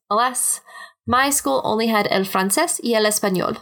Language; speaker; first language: Spanish; non-native, fluent; English